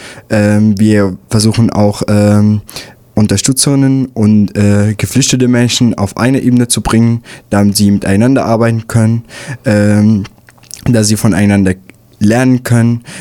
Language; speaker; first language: German; non-native, fluent; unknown